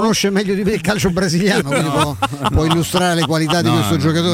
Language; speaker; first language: Italian; native; Italian